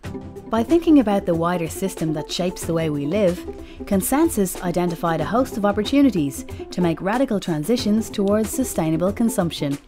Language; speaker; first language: English; native; English